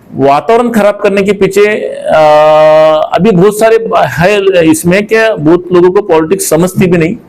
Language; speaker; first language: Hindi; non-native, local second language; Marathi